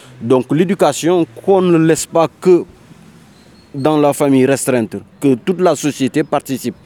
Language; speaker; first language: French; non-native, local second language; Wolof